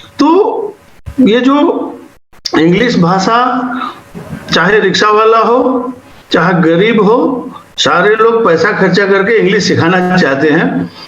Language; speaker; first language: Hindi; non-native, local second language; Odia